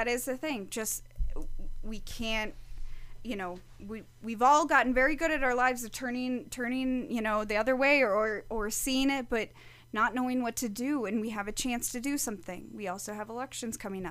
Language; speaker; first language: English; native; English